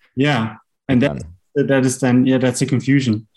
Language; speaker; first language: English; non-native, fluent; German